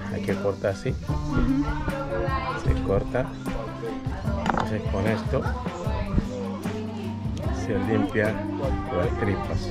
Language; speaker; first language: Spanish; non-native, local second language; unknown